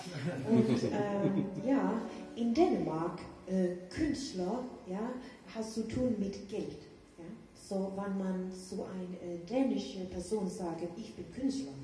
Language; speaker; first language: German; non-native, learner; Danish